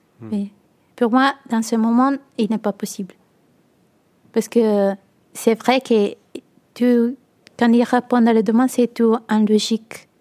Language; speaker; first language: French; non-native, learner; Italian